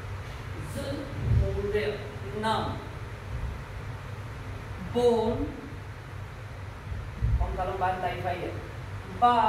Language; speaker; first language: Vietnamese; non-native, learner; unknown